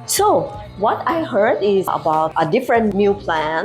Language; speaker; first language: English; non-native, learner; Thai